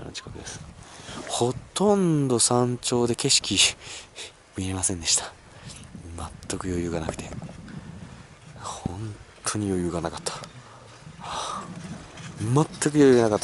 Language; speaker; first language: Japanese; native; Japanese